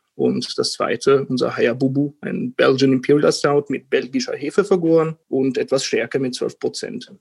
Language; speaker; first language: German; non-native, fluent; English